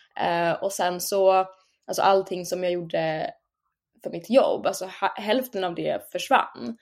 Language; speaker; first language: Swedish; native; Swedish